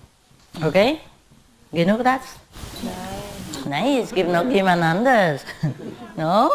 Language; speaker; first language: German; non-native, learner; Vietnamese